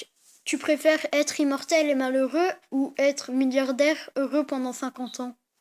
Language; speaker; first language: French; native; French